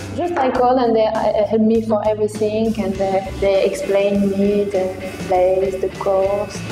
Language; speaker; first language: English; non-native, learner; French